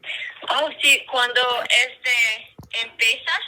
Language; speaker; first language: Spanish; non-native, learner; English